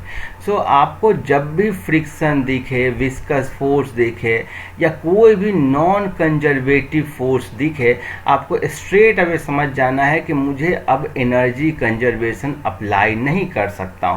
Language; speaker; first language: Hindi; native; Hindi